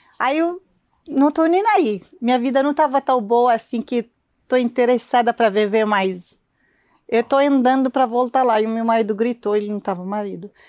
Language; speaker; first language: Portuguese; non-native, learner; Arabic